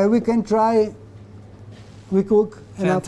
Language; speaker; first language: English; non-native, learner; Italian